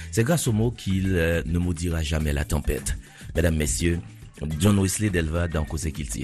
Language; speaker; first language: French; non-native, local second language; Haitian Creole